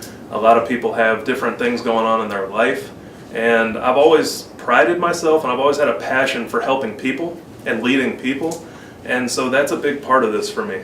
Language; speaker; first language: English; native; English